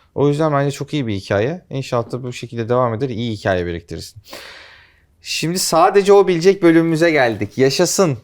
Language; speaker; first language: Turkish; native; Turkish